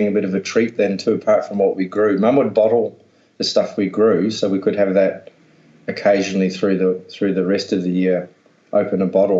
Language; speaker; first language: English; native; English